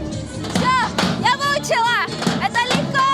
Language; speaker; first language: Russian; native; Russian